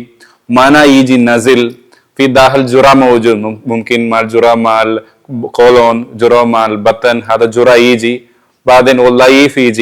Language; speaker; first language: Arabic; non-native, learner; Malayalam